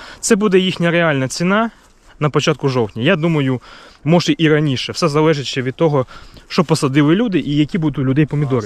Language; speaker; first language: Ukrainian; native; Ukrainian